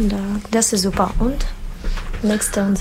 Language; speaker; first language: German; non-native, learner; Russian